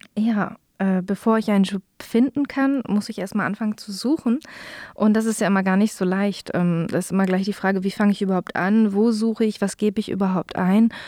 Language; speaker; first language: German; native; German